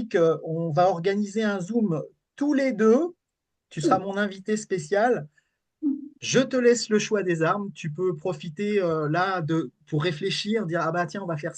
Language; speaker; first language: French; native; French